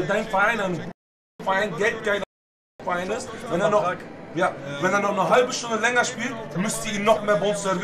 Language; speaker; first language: German; early bilingual, other home language; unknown